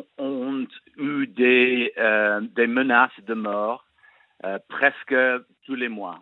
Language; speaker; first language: French; non-native, learner; English